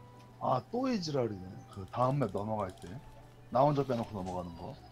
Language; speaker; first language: Korean; native; Korean